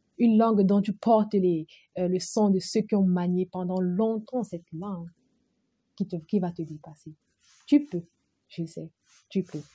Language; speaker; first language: French; non-native, local second language; Fula